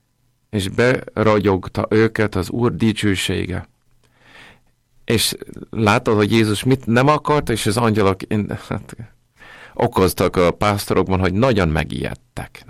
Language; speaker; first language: Hungarian; non-native, fluent; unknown